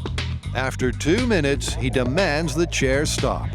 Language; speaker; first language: English; native; English